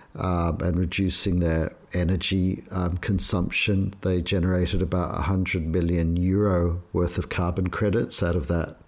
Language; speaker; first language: English; native; English